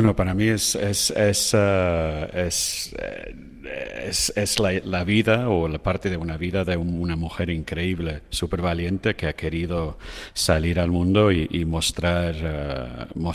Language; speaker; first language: Spanish; non-native, fluent; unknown